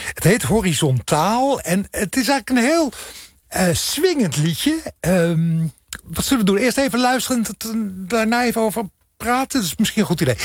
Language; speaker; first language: Dutch; native; Dutch